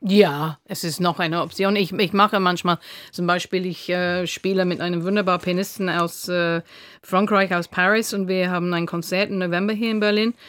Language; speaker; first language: German; non-native, fluent; English